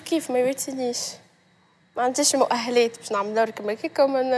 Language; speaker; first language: Arabic; native; Arabic